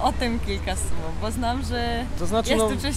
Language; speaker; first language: Polish; non-native, learner; Ukrainian